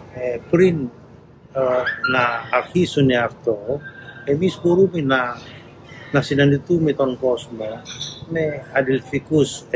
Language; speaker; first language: Greek; non-native, learner; Indonesian